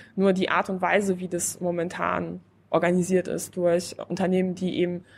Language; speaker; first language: German; non-native, fluent; Polish